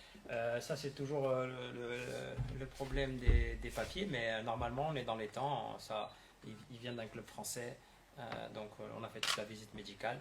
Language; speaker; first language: French; native; French